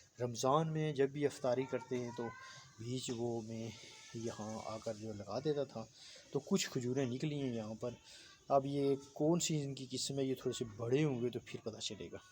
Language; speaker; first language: Urdu; non-native, local second language; Punjabi